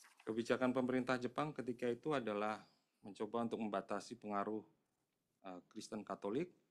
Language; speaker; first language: Indonesian; native; Indonesian